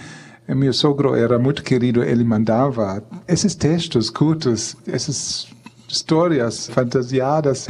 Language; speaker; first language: Portuguese; non-native, fluent; German